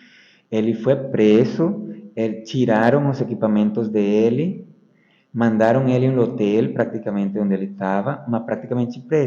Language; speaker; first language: Portuguese; non-native, fluent; Spanish